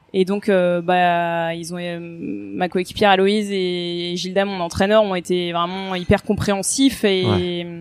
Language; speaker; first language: French; native; French